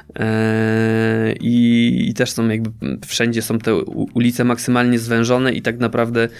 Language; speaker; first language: Polish; native; Polish